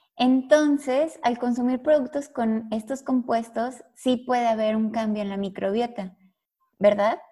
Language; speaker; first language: Spanish; native; Spanish